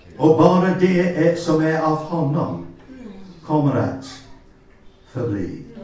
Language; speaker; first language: Swedish; non-native, fluent; English